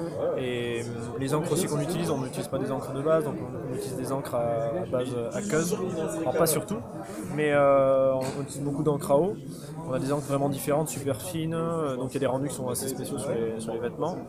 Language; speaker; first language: French; native; French